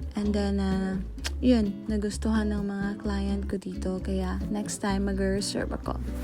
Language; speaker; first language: Filipino; non-native, local second language; Cebuano